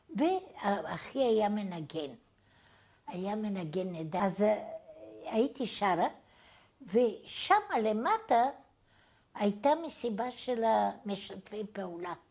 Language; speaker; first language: Hebrew; non-native, fluent; Bulgarian